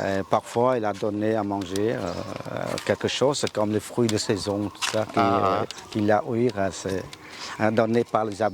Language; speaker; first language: French; non-native, fluent; Khmer